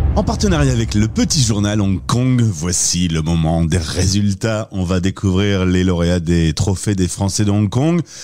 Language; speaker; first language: French; native; French